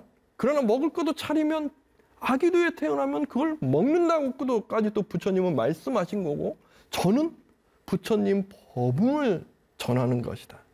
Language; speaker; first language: Korean; native; Korean